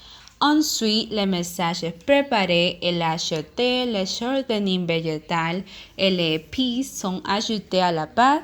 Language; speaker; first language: French; non-native, learner; Spanish